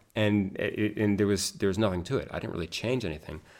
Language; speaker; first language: English; native; English